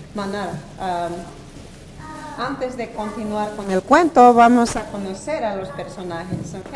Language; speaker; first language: Spanish; non-native, local second language; Quechua